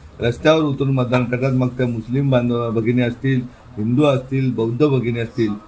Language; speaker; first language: Marathi; native; Marathi